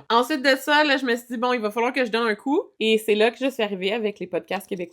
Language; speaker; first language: French; native; French